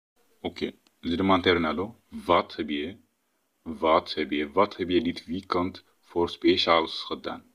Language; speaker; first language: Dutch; non-native, fluent; Tigrinya